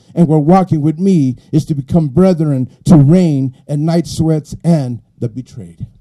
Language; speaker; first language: English; early bilingual, other home language; Spanish